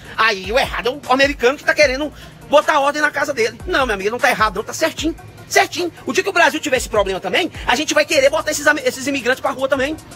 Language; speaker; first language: Portuguese; native; Portuguese